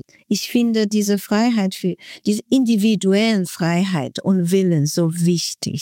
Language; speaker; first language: German; non-native, fluent; Chinese